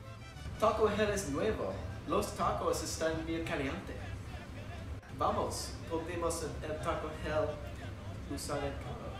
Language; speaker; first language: Spanish; non-native, learner; English